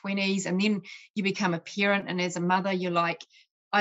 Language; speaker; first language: English; native; English